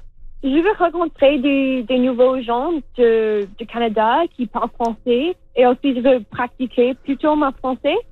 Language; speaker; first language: French; non-native, local second language; English